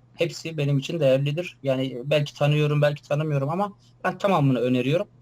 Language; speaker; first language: Turkish; non-native, local second language; Kurdish